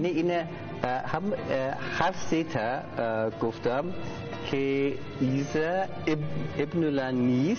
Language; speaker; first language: Persian; non-native, learner; German